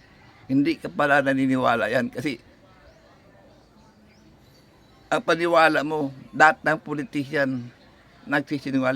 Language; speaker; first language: Filipino; native; Filipino